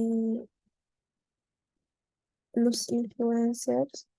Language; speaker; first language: Spanish; non-native, learner; Korean